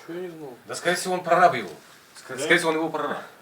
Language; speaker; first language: Russian; native; Russian